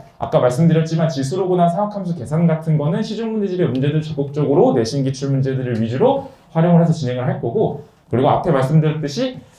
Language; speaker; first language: Korean; native; Korean